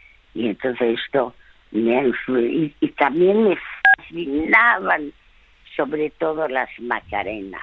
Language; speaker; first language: Spanish; early bilingual, other home language; French